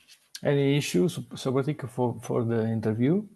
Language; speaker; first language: English; non-native, learner; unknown